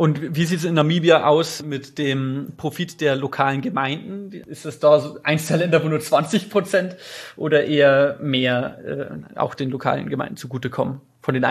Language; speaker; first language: German; native; German